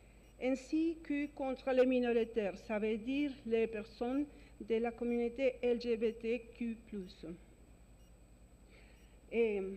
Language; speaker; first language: French; non-native, fluent; Spanish